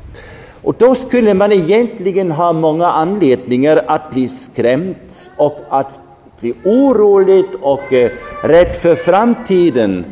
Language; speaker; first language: Swedish; non-native, fluent; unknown